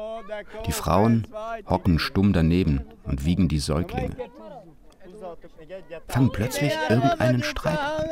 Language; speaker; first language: German; native; German